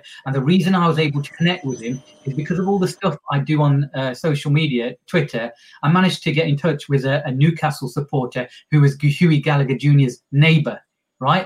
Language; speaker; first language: English; native; English